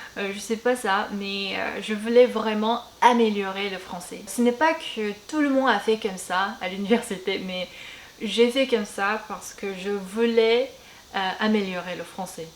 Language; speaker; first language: French; non-native, fluent; Korean